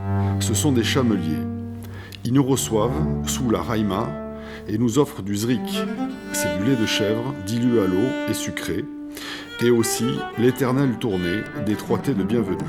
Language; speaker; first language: French; native; French